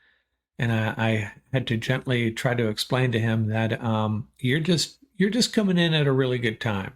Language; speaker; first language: English; native; English